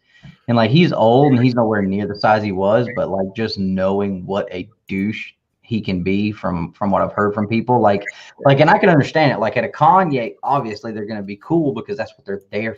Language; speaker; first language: English; native; English